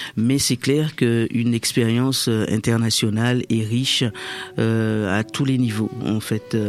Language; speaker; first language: French; native; French